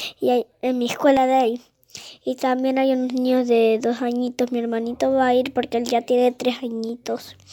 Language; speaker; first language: Spanish; early bilingual, heritage; Spanish